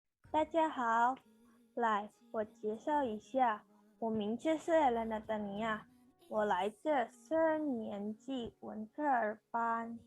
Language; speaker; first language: Chinese; non-native, learner; Indonesian